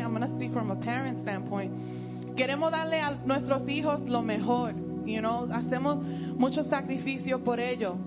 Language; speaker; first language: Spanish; early bilingual, heritage; Spanish